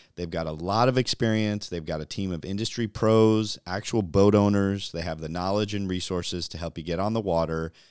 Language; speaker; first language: English; native; English